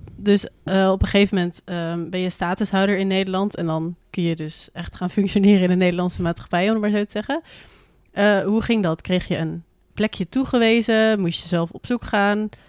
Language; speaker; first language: Dutch; native; Dutch